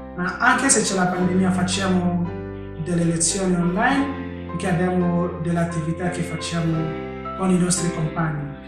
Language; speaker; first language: Italian; non-native, fluent; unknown